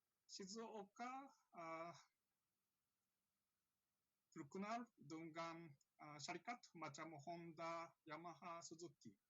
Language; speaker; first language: Indonesian; non-native, learner; Japanese